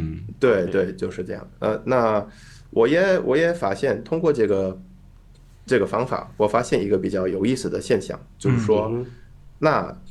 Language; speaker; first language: Chinese; non-native, fluent; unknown